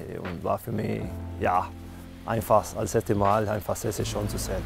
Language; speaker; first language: German; non-native, fluent; Spanish